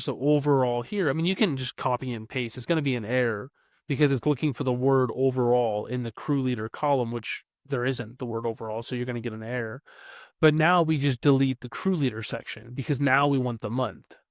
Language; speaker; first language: English; native; English